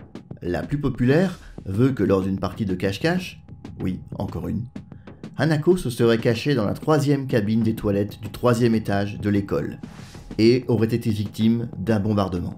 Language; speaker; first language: French; native; French